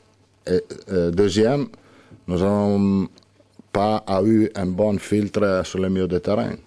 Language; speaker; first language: French; non-native, learner; Italian